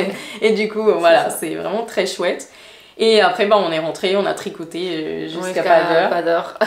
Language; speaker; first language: French; native; French